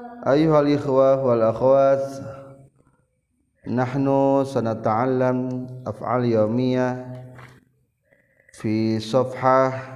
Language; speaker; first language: Arabic; non-native, fluent; Indonesian